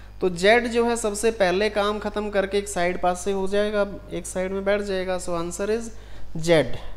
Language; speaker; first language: Hindi; non-native, local second language; Punjabi